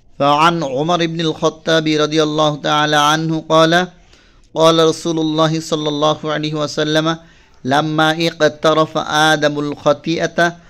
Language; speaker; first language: Arabic; non-native, fluent; Bangla